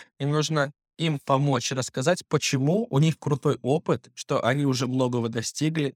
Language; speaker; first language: Russian; native; Russian